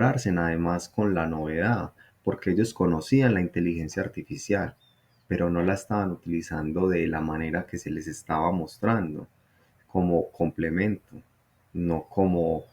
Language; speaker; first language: Spanish; native; Spanish